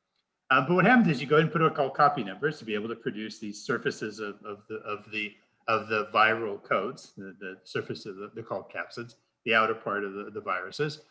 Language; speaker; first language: English; native; English